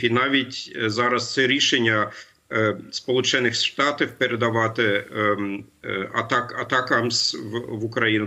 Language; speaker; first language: Ukrainian; non-native, fluent; German